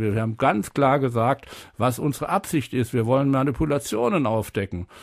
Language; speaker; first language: German; native; German